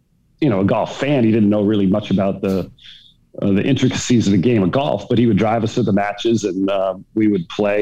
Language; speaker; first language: English; native; English